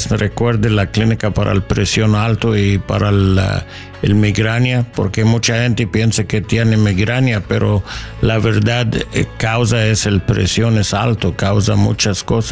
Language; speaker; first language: Spanish; non-native, learner; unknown